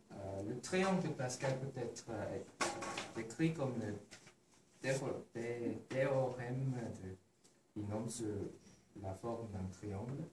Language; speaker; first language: French; non-native, learner; Korean